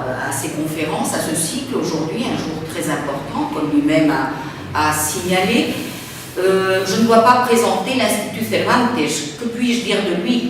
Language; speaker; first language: French; non-native, fluent; Spanish